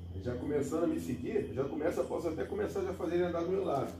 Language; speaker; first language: Portuguese; native; Portuguese